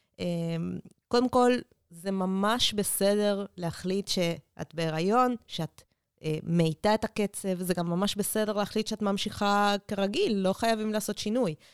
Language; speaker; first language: Hebrew; native; Hebrew